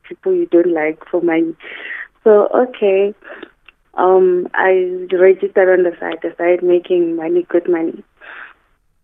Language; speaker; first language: English; non-native, local second language; Zulu